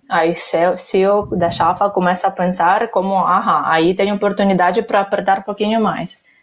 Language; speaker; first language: Portuguese; non-native, fluent; Ukrainian